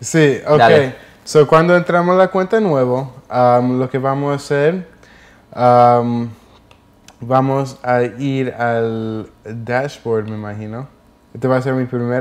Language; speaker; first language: Spanish; early bilingual, heritage; English